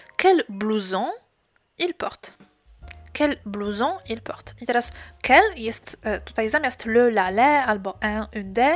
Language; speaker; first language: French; non-native, fluent; Polish